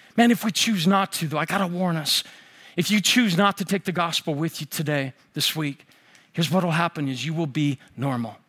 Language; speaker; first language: English; native; English